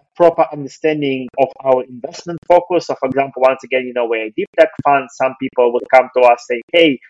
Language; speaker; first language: English; non-native, fluent; Russian